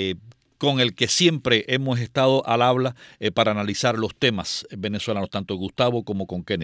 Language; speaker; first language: Spanish; native; Spanish